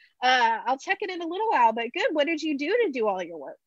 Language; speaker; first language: English; early bilingual, other home language; Spanish